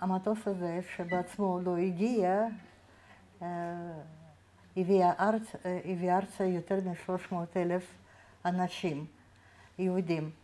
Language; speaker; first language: Hebrew; non-native, fluent; Russian